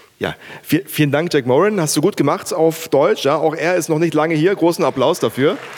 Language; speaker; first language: German; native; German